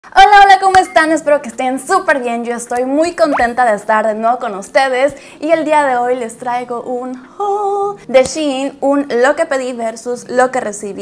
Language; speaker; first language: Spanish; native; Spanish